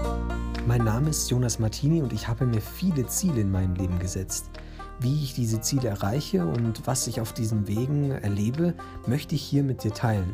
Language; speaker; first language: German; native; German